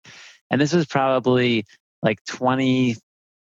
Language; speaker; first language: English; native; English